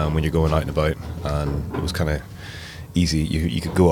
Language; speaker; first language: English; native; English